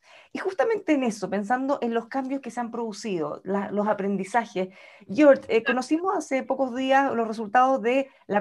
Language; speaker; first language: Spanish; native; Spanish